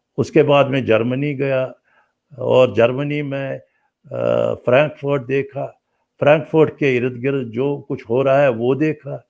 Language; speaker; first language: Urdu; non-native, local second language; Kashmiri